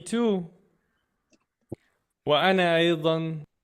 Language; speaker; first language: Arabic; non-native, learner; Russian